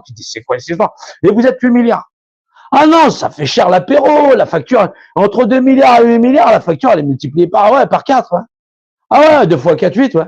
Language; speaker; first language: French; native; French